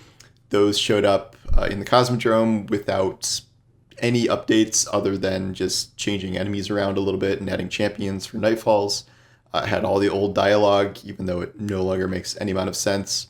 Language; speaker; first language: English; native; English